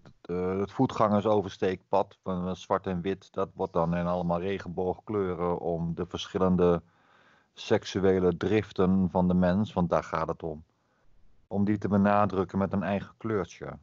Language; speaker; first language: Dutch; native; Dutch